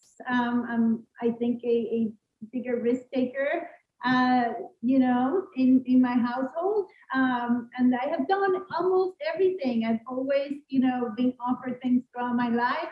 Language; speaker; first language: English; non-native, fluent; Spanish